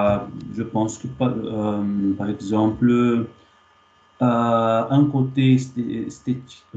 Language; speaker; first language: French; non-native, fluent; Portuguese